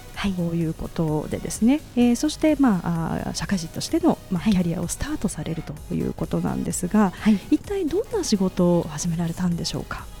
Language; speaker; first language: Japanese; native; Japanese